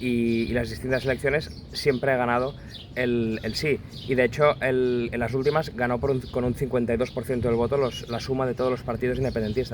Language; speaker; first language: Spanish; non-native, local second language; Catalan